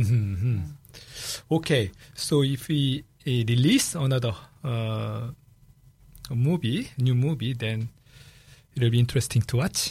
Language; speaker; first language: English; non-native, fluent; Korean